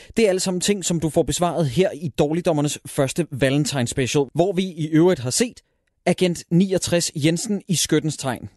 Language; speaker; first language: Danish; native; Danish